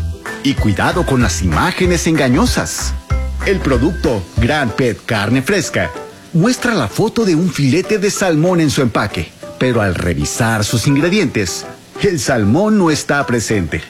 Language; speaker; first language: Spanish; native; Spanish